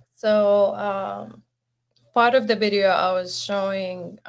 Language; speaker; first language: English; non-native, fluent; Arabic